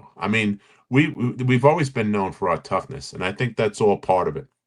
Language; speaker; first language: English; native; English